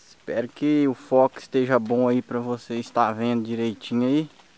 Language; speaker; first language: Portuguese; native; Portuguese